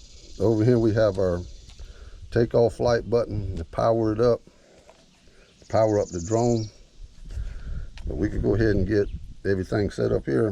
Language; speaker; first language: English; native; English